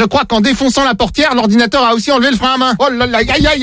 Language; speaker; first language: French; native; French